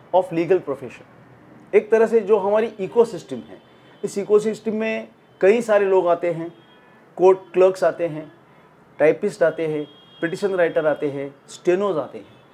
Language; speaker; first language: Hindi; non-native, local second language; Marathi